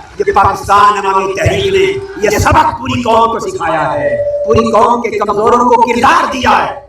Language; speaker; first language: Urdu; non-native, local second language; Punjabi